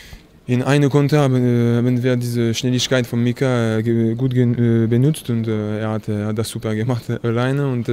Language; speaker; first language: German; non-native, fluent; French